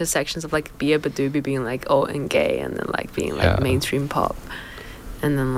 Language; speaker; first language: English; native; English